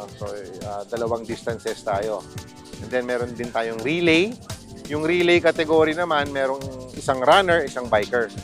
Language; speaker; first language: Filipino; native; Filipino